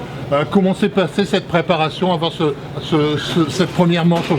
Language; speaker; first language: French; native; French